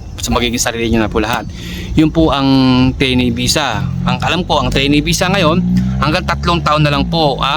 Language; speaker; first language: Filipino; native; Filipino